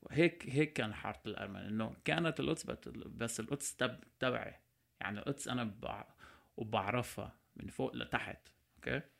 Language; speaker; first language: Arabic; non-native, local second language; Armenian